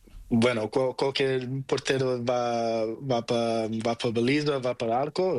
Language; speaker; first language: Spanish; non-native, learner; Portuguese